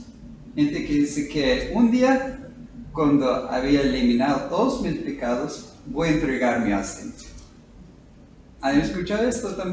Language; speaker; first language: Spanish; non-native, fluent; English